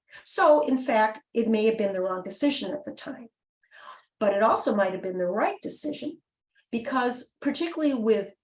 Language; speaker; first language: English; native; English